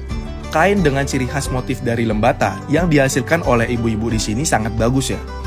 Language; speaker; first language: Indonesian; native; Indonesian